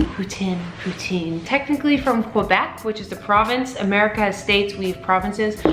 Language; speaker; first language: English; native; English